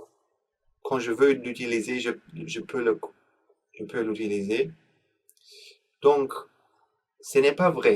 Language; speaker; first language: French; non-native, learner; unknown